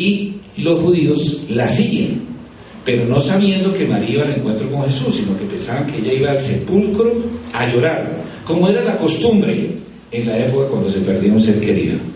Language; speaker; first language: Spanish; native; Spanish